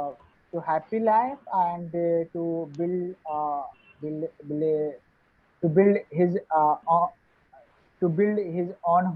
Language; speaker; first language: English; non-native, learner; Hindi